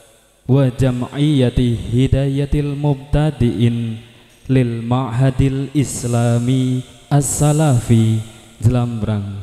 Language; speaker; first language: Arabic; non-native, fluent; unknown